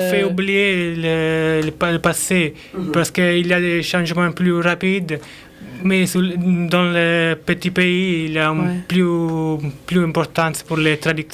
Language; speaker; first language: French; non-native, learner; Italian